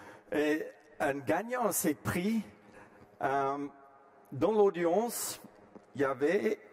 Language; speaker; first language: French; non-native, fluent; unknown